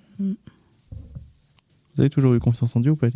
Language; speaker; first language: French; native; French